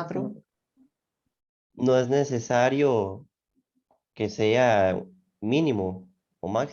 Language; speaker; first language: Spanish; native; Spanish